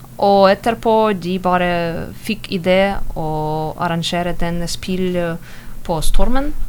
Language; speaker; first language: Norwegian; non-native, learner; Ukrainian